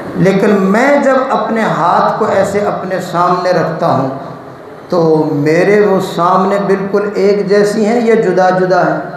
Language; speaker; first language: Urdu; non-native, local second language; Punjabi